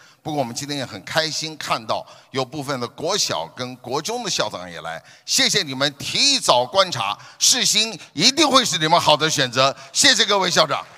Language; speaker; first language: Chinese; native; Chinese